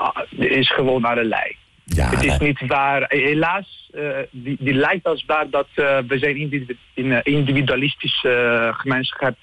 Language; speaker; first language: Dutch; non-native, fluent; Italian